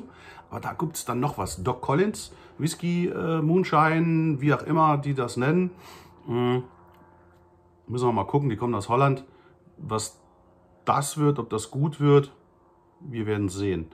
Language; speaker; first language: German; native; German